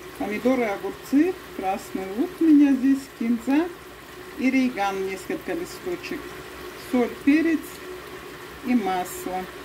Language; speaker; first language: Russian; non-native, local second language; Avaric